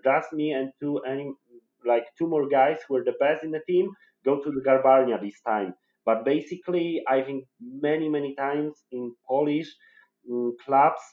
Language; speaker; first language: English; non-native, fluent; Polish